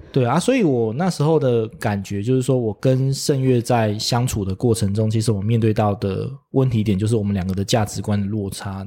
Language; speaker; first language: Chinese; native; Chinese